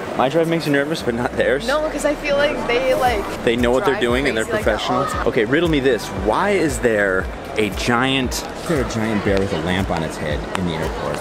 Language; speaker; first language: English; native; English